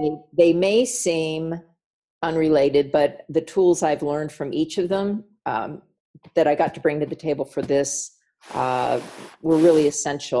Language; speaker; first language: English; native; English